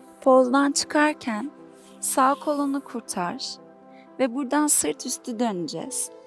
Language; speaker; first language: Turkish; native; Turkish